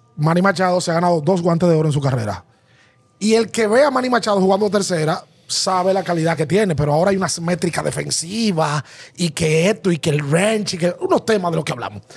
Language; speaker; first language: Spanish; native; Spanish